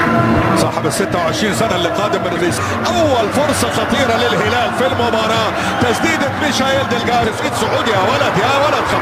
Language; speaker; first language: Arabic; native; Arabic